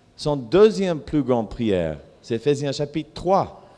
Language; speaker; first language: French; non-native, fluent; English